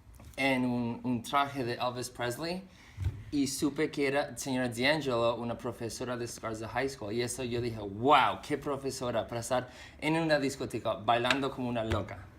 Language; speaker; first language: Spanish; non-native, learner; English